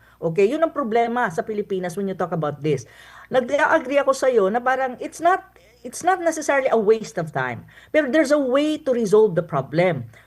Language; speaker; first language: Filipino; non-native, local second language; Cebuano